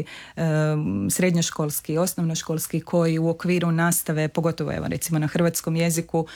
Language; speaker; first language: Serbian; native; Serbian